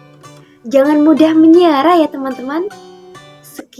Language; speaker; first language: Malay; non-native, local second language; Javanese